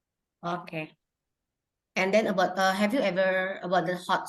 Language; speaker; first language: English; non-native, learner; Indonesian